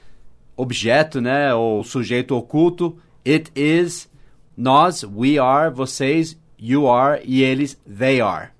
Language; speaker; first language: Portuguese; non-native, fluent; English